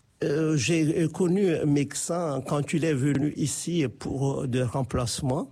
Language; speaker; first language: French; non-native, fluent; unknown